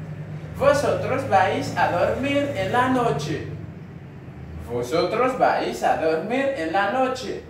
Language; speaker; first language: Spanish; non-native, learner; Haitian Creole